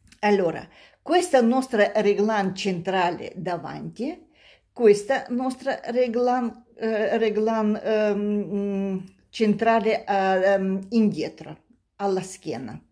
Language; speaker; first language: Italian; non-native, learner; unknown